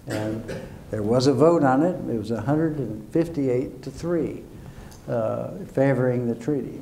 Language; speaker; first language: English; native; English